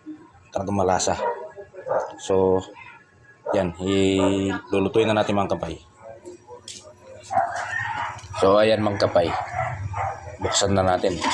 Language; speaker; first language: Filipino; non-native, local second language; Pampanga